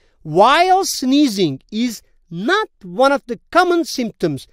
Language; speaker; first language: English; non-native, fluent; Turkish